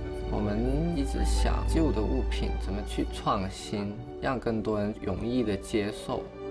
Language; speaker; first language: Chinese; native; Chinese